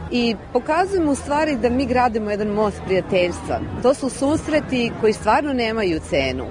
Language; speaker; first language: Serbian; native; Serbian